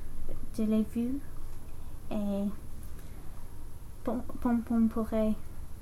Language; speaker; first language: French; non-native, learner; English